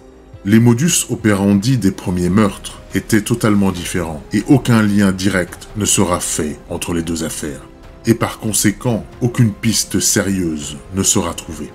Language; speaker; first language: French; native; French